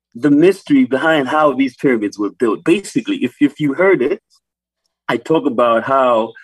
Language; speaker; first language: English; non-native, local second language; Nyanja